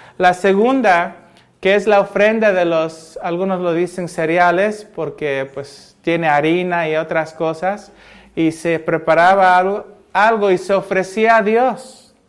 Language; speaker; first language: Spanish; early bilingual, heritage; Spanish